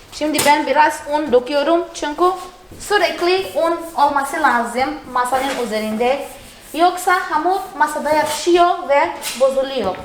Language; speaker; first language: Turkish; non-native, fluent; Portuguese